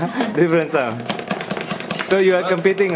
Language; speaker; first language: English; non-native, learner; Indonesian